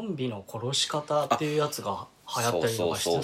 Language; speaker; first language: Japanese; native; Japanese